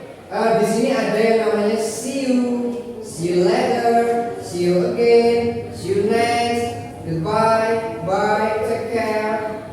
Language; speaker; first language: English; non-native, fluent; Indonesian